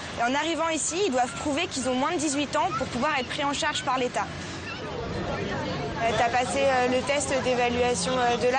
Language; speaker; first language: French; native; French